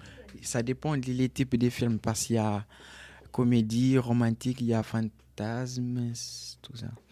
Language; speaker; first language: French; non-native, learner; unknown